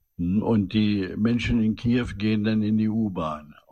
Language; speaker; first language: German; native; German